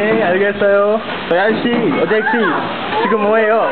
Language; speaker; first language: Korean; non-native, learner; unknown